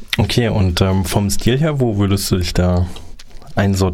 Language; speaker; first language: German; native; German